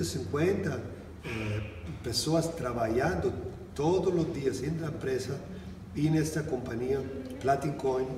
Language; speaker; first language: Spanish; non-native, fluent; German